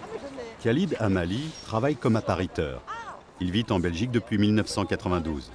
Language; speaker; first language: French; native; French